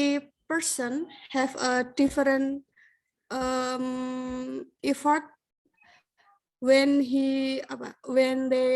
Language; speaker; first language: English; non-native, learner; Indonesian